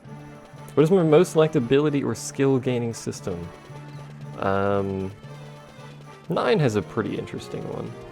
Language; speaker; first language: English; native; English